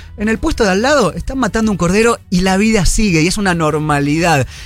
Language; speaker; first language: Spanish; native; Spanish